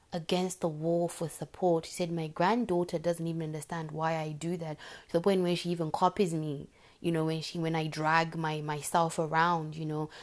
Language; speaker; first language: English; non-native, local second language; Shona